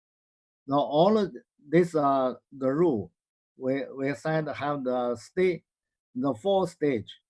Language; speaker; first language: English; non-native, learner; Chinese